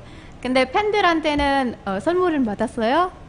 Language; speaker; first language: Korean; non-native, fluent; Indonesian